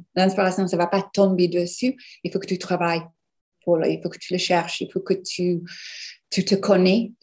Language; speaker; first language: French; non-native, fluent; English